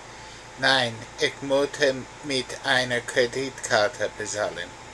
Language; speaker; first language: German; non-native, learner; English